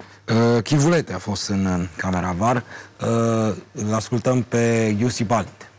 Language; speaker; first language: Romanian; native; Romanian